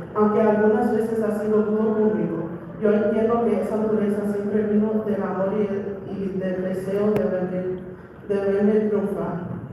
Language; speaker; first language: Spanish; early bilingual, other home language; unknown